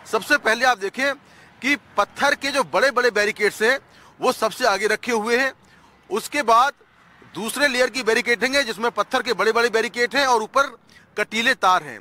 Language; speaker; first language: Hindi; native; Hindi